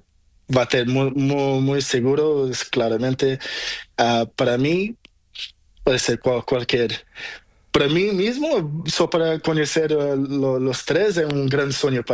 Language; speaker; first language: Spanish; non-native, learner; Portuguese